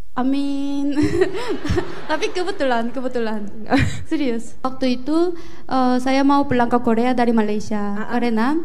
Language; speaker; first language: Indonesian; non-native, fluent; Korean